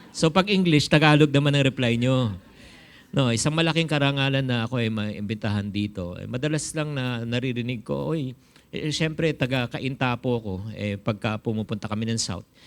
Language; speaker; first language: Filipino; native; Filipino